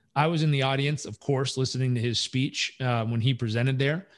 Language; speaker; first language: English; native; English